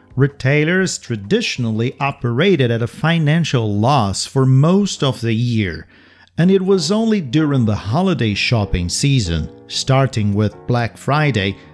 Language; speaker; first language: English; non-native, fluent; Portuguese